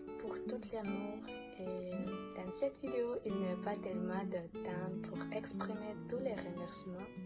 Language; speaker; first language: French; non-native, learner; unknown